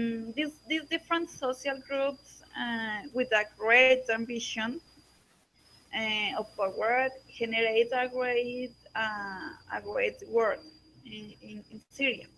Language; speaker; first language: English; non-native, learner; Spanish